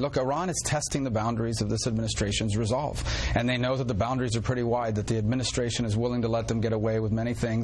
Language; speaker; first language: English; native; English